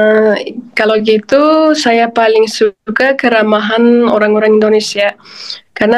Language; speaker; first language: Indonesian; non-native, fluent; Uzbek